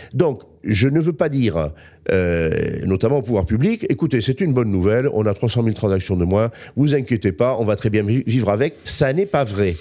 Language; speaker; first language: French; native; French